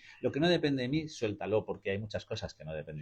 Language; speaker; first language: Spanish; native; Spanish